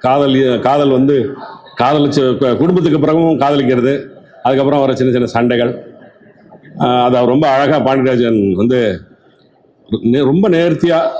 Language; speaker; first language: Tamil; native; Tamil